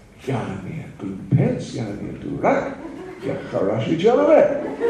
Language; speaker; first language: Russian; non-native, learner; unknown